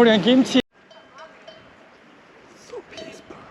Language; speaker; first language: English; non-native, learner; Korean